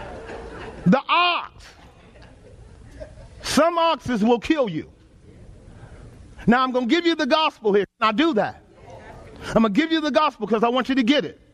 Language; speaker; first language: English; native; English